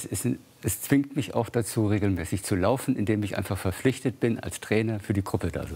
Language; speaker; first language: German; native; German